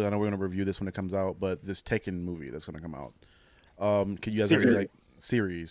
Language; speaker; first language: English; native; English